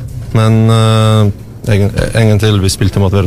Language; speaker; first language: Norwegian; non-native, learner; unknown